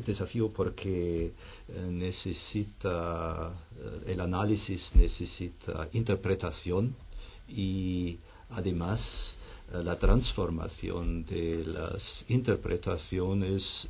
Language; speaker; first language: Spanish; non-native, fluent; German